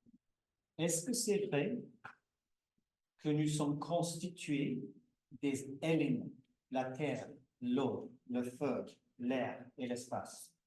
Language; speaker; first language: French; non-native, fluent; English